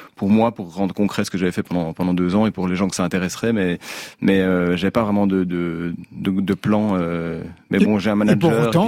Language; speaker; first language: French; native; French